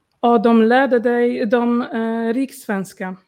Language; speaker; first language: Swedish; non-native, learner; Polish